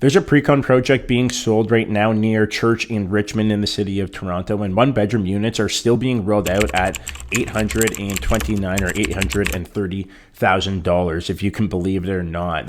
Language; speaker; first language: English; native; English